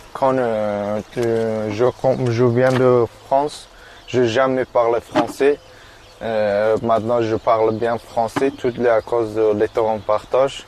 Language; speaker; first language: French; non-native, learner; Persian